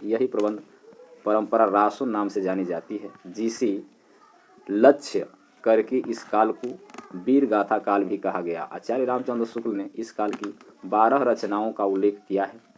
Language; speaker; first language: Hindi; native; Hindi